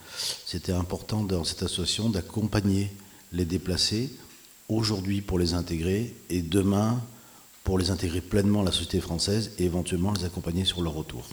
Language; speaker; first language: French; native; French